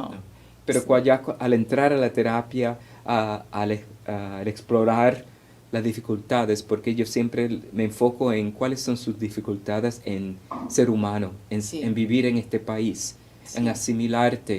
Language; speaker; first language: Spanish; early bilingual, heritage; Spanish